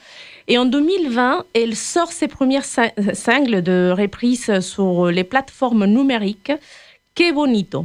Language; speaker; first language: French; native; French